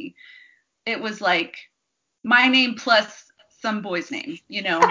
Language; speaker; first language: English; native; English